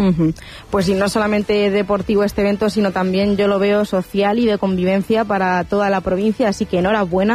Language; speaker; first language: Spanish; native; Spanish